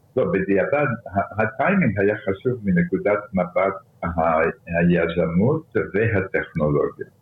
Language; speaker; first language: Hebrew; early bilingual, other home language; Arabic